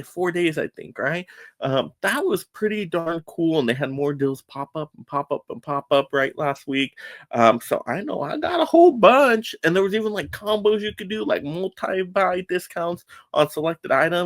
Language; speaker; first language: English; native; English